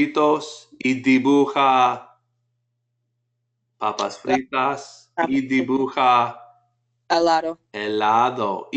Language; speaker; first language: Spanish; non-native, fluent; English